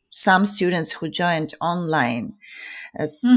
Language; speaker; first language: English; non-native, fluent; Ukrainian